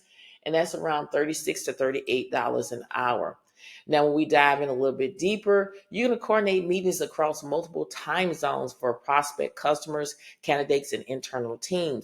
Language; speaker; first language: English; native; English